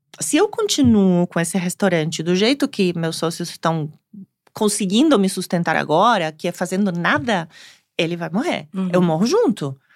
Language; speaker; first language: Portuguese; non-native, fluent; Spanish